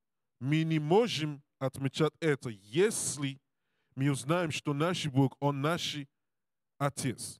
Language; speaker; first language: Russian; non-native, learner; English